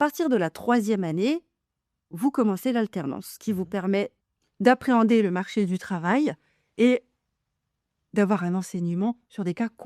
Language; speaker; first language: French; native; French